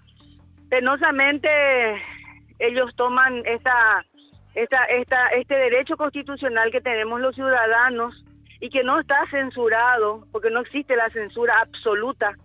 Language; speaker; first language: Spanish; native; Spanish